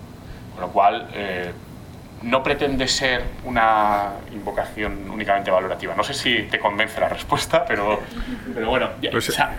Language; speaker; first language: Spanish; native; Spanish